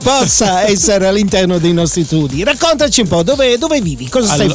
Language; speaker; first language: Italian; native; Italian